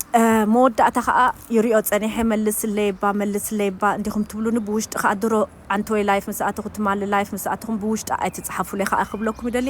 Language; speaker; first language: Tigrinya; early bilingual, heritage; German